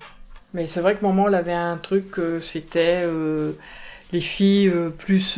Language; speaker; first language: French; native; French